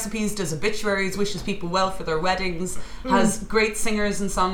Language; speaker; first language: English; native; English